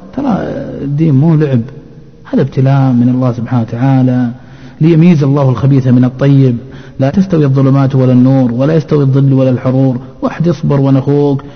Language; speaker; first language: Arabic; native; Arabic